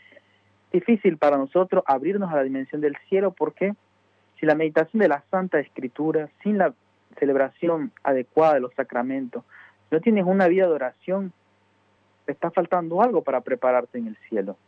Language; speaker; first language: Spanish; native; Spanish